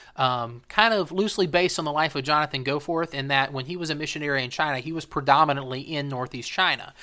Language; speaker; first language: English; native; English